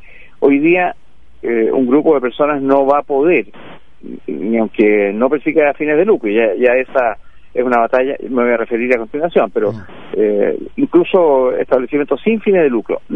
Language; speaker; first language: Spanish; native; Spanish